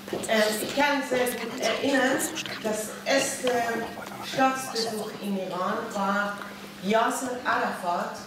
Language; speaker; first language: German; non-native, fluent; Persian